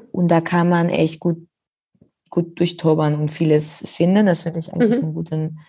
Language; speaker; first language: German; non-native, fluent; Spanish